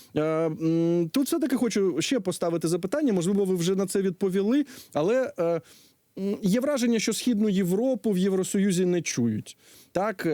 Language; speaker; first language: Ukrainian; native; Ukrainian